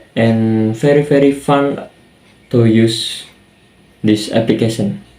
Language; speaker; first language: English; non-native, learner; Indonesian